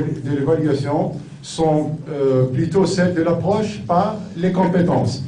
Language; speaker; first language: French; non-native, local second language; Arabic